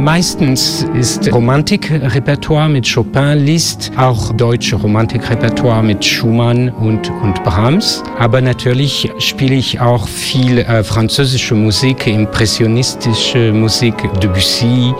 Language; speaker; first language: German; non-native, fluent; French